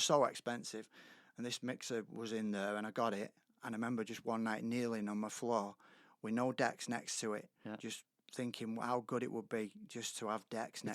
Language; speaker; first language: English; native; English